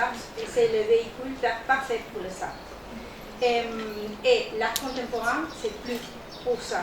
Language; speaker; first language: French; non-native, learner; Spanish